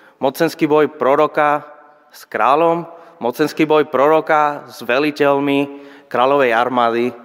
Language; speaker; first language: Slovak; non-native, fluent; Spanish